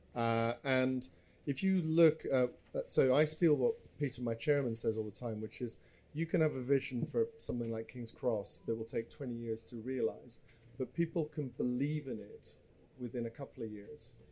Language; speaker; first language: English; native; English